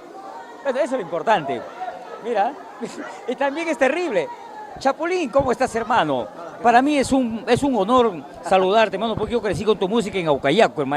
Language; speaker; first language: Spanish; native; Spanish